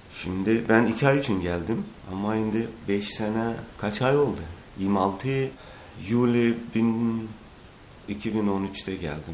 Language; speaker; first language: Turkish; non-native, learner; Azerbaijani